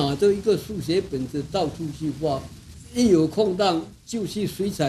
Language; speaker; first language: Chinese; native; Chinese